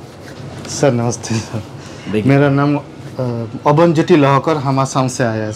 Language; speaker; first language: Hindi; non-native, local second language; Assamese